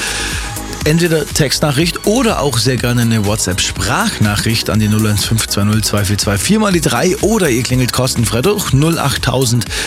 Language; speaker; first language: German; native; German